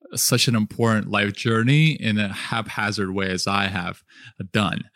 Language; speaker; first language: English; early bilingual, other home language; Russian